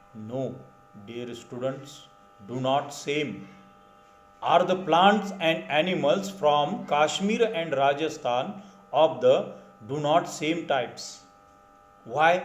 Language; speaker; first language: English; non-native, local second language; Marathi